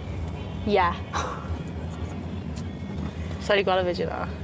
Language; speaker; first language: Welsh; native; Welsh